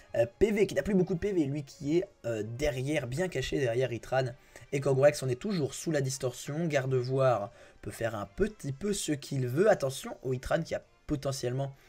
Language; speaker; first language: French; native; French